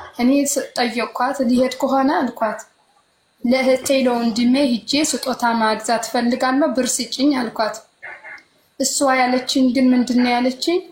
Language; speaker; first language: Amharic; native; Amharic